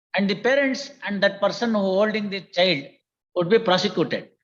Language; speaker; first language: English; non-native, local second language; Kannada